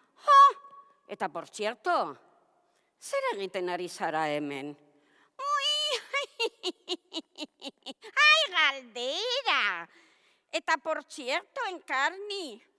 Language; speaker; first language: Basque; non-native, local second language; Spanish